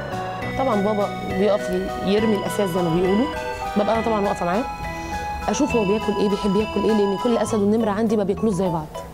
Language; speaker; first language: Arabic; native; Arabic